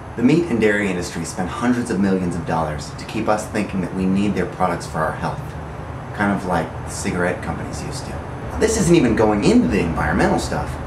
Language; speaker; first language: English; native; English